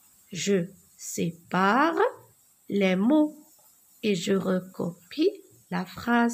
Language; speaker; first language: French; non-native, local second language; Arabic